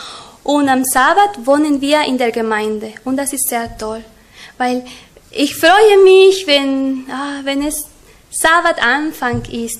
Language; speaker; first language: German; non-native, learner; Spanish